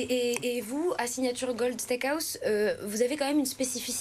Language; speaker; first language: French; native; French